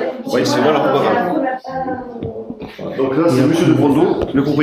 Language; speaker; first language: French; native; French